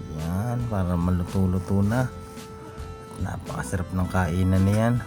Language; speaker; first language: Filipino; non-native, local second language; Bikol